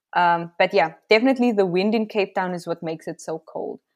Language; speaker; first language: English; native; English